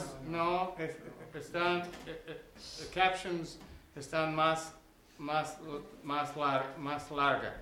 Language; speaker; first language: Spanish; non-native, learner; English